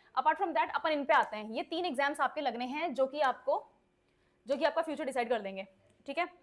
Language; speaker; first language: Hindi; native; Hindi